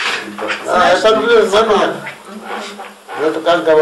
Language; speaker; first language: Russian; non-native, learner; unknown